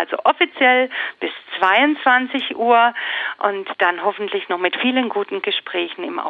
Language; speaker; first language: German; native; German